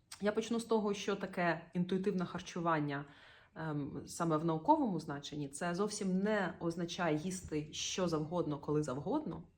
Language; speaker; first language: Ukrainian; native; Ukrainian